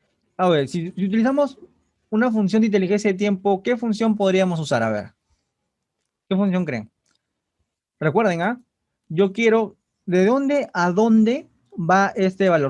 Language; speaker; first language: Spanish; native; Spanish